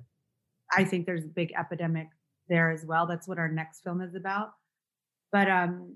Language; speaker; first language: English; native; English